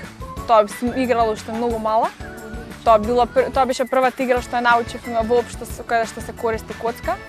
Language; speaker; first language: Macedonian; native; Macedonian